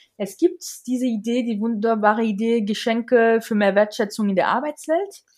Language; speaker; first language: German; non-native, fluent; French